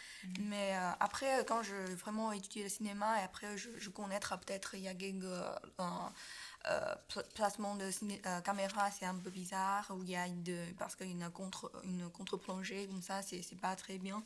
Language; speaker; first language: French; non-native, learner; Chinese